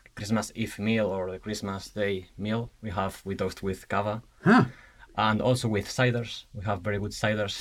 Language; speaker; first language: English; non-native, fluent; Spanish